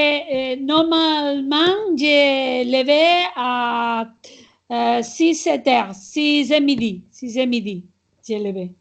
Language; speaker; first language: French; non-native, learner; Catalan